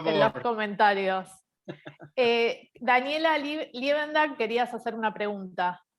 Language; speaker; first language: Spanish; native; Spanish